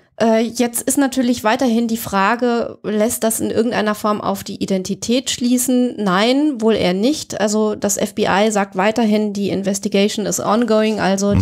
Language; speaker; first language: German; native; German